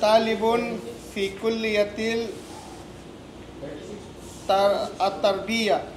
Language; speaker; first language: Arabic; non-native, learner; Filipino